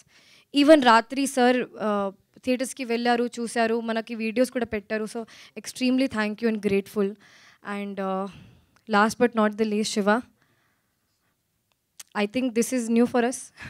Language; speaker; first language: Telugu; non-native, learner; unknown